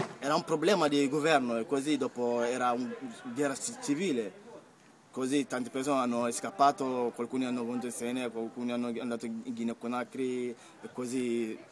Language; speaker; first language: Italian; non-native, learner; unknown